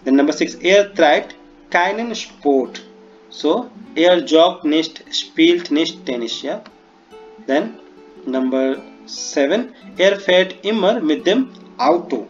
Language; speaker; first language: German; non-native, fluent; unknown